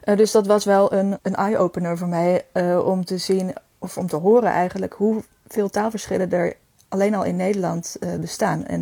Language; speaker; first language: Dutch; native; Dutch